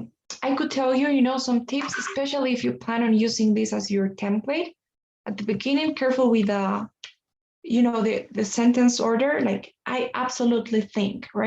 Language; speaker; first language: English; non-native, fluent; Spanish